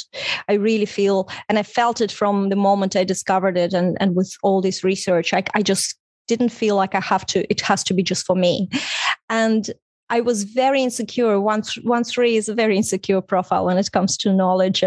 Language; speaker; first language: English; non-native, fluent; Russian